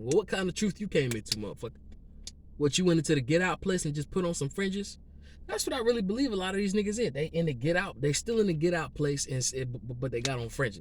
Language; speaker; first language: English; native; English